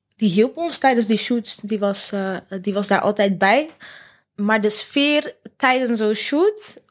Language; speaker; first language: Dutch; native; Dutch